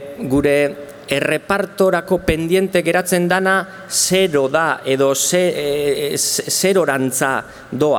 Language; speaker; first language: Basque; native; Basque